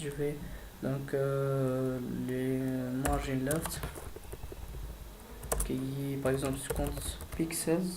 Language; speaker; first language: French; non-native, fluent; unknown